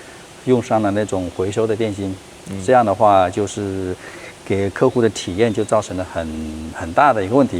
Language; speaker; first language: Chinese; native; Chinese